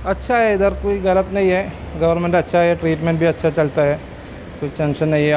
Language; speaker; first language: Hindi; non-native, local second language; Malayalam